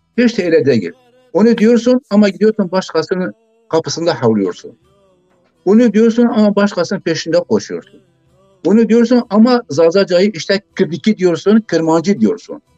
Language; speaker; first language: Turkish; non-native, local second language; Zaza